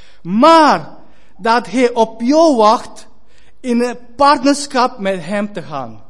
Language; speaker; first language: Dutch; non-native, fluent; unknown